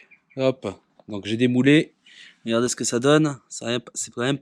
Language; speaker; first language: French; native; French